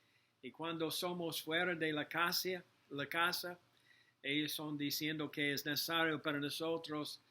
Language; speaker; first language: Spanish; non-native, learner; English